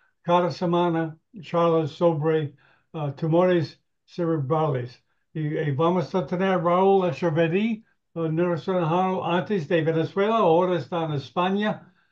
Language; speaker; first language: Spanish; non-native, learner; English